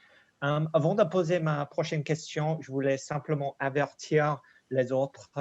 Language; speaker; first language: French; non-native, fluent; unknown